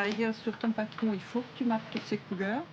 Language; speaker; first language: French; native; French